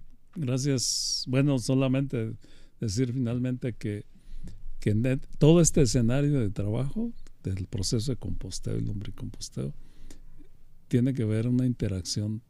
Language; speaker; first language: Spanish; native; Spanish